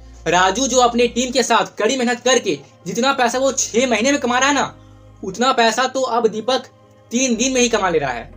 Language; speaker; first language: Hindi; native; Hindi